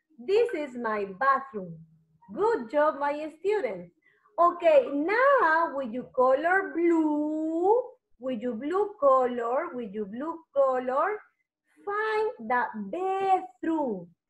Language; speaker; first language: English; non-native, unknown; Spanish